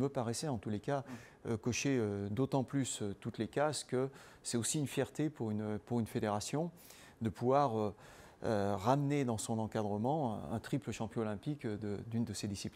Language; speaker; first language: French; native; French